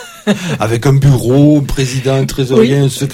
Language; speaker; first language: French; native; French